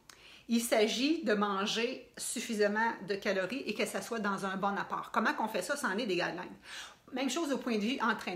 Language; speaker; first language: French; native; French